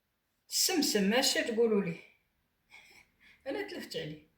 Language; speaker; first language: Arabic; native; Arabic